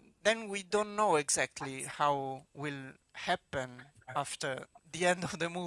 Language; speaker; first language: English; non-native, fluent; Italian